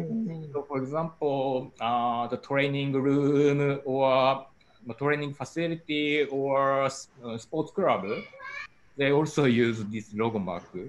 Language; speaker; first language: English; non-native, learner; Japanese